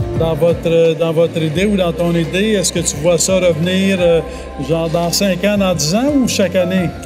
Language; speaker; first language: French; native; French